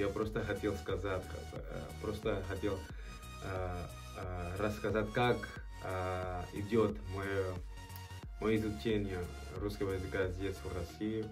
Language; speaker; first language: Russian; non-native, learner; Portuguese